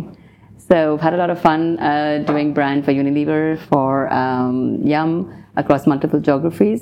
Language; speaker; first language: English; non-native, local second language; Urdu